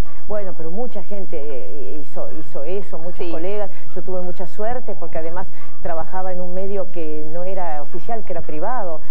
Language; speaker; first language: Spanish; native; Spanish